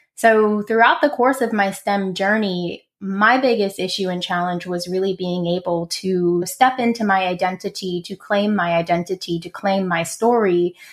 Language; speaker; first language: English; native; English